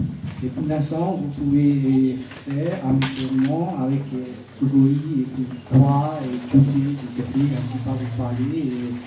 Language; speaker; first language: French; non-native, learner; Burmese